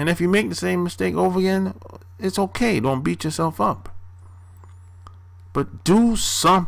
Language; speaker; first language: English; native; English